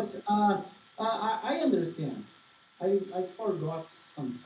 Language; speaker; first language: English; non-native, learner; Portuguese